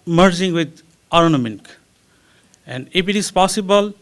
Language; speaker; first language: English; non-native, local second language; Bangla